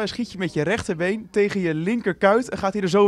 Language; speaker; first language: Dutch; native; Dutch